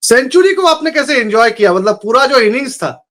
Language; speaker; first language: Hindi; non-native, local second language; Bangla